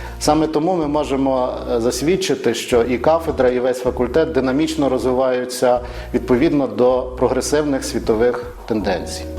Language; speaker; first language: Ukrainian; native; Ukrainian